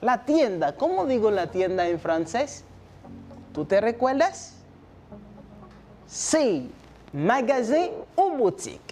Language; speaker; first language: Spanish; non-native, fluent; French